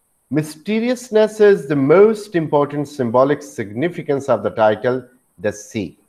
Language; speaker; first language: English; non-native, local second language; Urdu